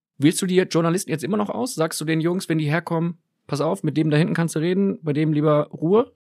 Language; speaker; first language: German; native; German